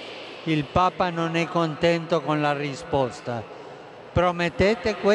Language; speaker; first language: Italian; non-native, fluent; Spanish